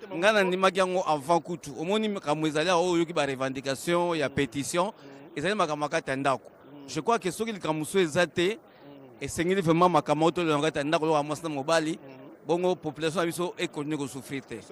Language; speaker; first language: Lingala; non-native, local second language; Kongo